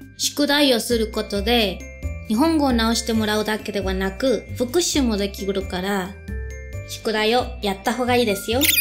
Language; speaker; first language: Japanese; non-native, fluent; Spanish